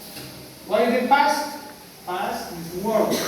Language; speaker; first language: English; non-native, learner; Spanish